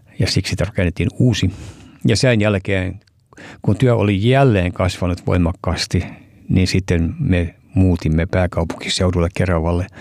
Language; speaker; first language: Finnish; early bilingual, heritage; Finnish